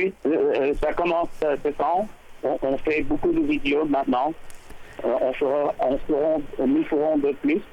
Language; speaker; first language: French; non-native, learner; English